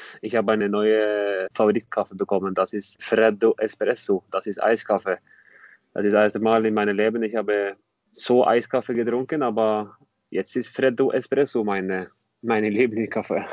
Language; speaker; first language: German; non-native, fluent; Norwegian